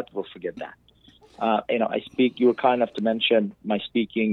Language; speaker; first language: English; non-native, fluent; Persian